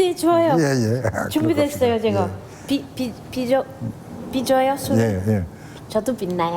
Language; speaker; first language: Korean; non-native, fluent; French